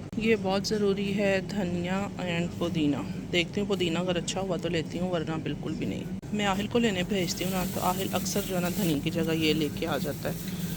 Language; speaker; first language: Urdu; non-native, local second language; Punjabi